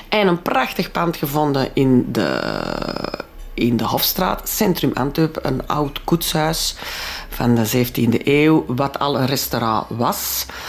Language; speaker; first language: Dutch; non-native, local second language; French